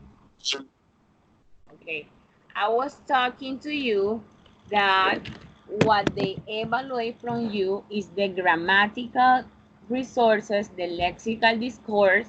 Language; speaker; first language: English; non-native, fluent; Spanish